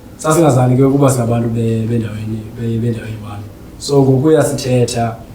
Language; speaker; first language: Zulu; non-native, local second language; Xhosa